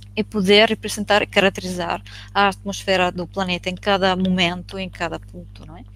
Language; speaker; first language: Portuguese; non-native, fluent; Italian